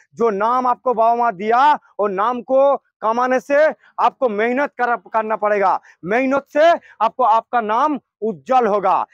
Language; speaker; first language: Hindi; non-native, local second language; Bangla